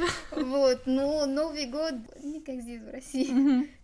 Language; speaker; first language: Russian; non-native, learner; Arabic